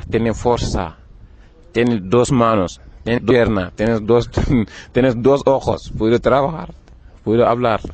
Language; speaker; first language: Spanish; non-native, learner; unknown